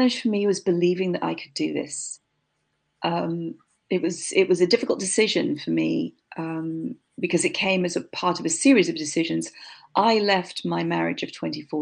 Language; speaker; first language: English; native; English